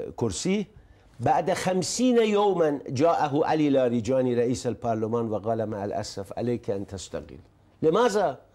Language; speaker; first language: Arabic; non-native, fluent; Persian